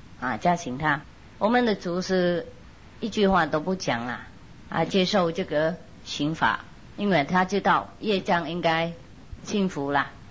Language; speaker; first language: Chinese; non-native, fluent; Vietnamese